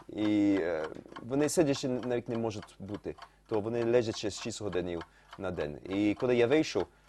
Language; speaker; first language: Ukrainian; early bilingual, heritage; Ukrainian